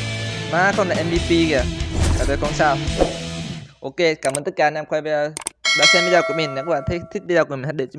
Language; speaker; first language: Vietnamese; native; Vietnamese